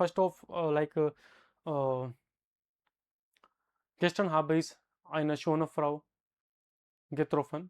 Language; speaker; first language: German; non-native, fluent; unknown